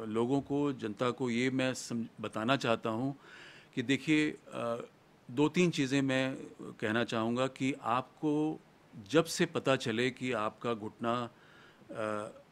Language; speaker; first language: Hindi; native; Hindi